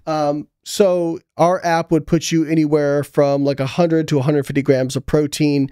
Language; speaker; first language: English; native; English